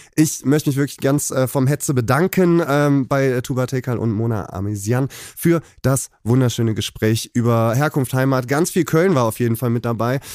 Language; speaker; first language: German; native; German